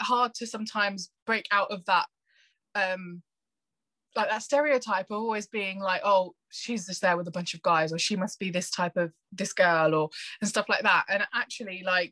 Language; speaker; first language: English; native; English